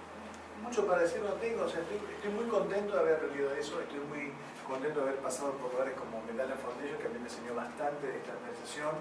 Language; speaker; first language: Spanish; native; Spanish